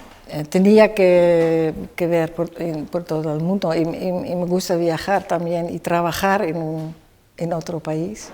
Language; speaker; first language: Spanish; non-native, fluent; Dutch